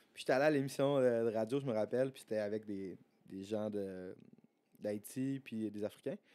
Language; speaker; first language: French; native; French